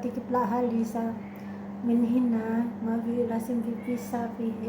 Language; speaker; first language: Arabic; non-native, learner; Indonesian